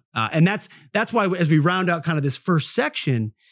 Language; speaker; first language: English; native; English